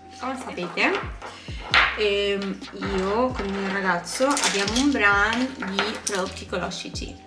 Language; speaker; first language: Italian; non-native, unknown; Spanish